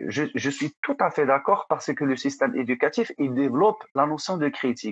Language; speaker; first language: French; non-native, local second language; Arabic